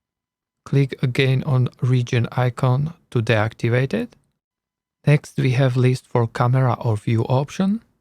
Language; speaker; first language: English; non-native, learner; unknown